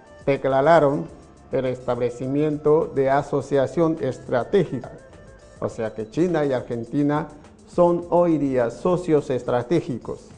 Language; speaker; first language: Spanish; non-native, fluent; Chinese